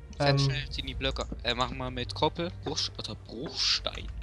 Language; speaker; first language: German; native; German